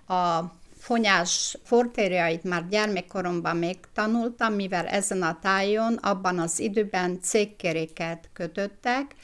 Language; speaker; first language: Hungarian; native; Hungarian